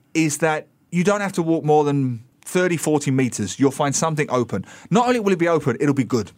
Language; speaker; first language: English; native; English